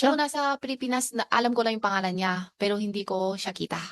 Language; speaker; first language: Filipino; non-native, learner; Chinese